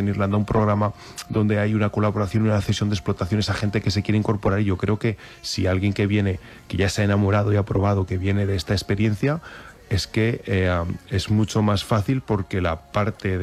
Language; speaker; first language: Spanish; native; Spanish